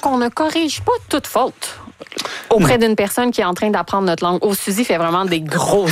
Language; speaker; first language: French; native; French